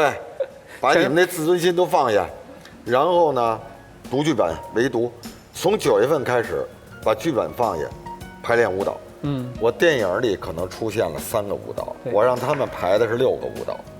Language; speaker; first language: Chinese; native; Chinese